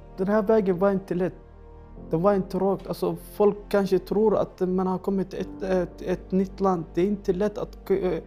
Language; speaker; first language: Swedish; early bilingual, other home language; Somali